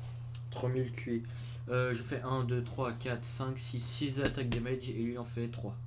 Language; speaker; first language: French; native; French